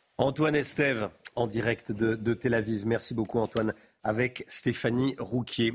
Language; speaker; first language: French; native; French